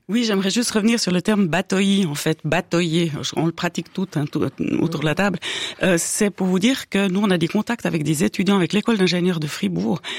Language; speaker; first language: French; native; French